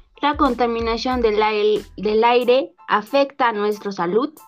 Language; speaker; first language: Spanish; native; Spanish